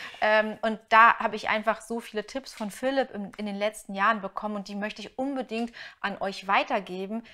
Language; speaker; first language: German; native; German